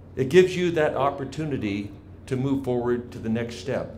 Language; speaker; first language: English; native; English